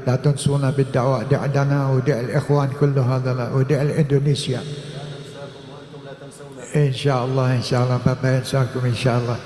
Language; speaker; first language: Arabic; non-native, fluent; Indonesian